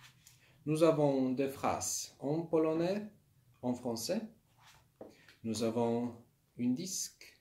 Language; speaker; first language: French; non-native, learner; Polish